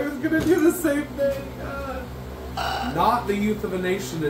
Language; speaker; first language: English; native; English